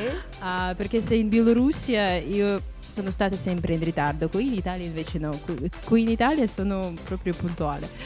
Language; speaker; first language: Italian; non-native, fluent; Russian